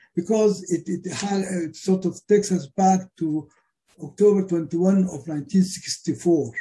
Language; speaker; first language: English; non-native, fluent; Arabic